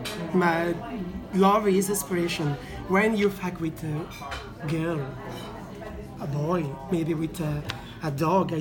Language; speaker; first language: English; non-native, learner; Italian